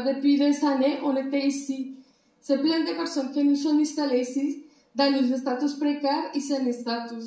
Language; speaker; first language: French; non-native, learner; Spanish